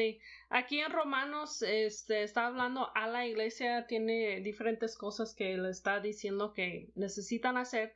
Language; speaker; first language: Spanish; non-native, fluent; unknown